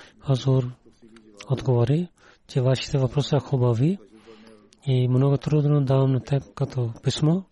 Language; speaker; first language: Bulgarian; non-native, learner; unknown